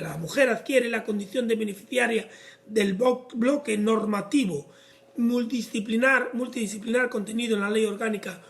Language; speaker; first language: Spanish; native; Spanish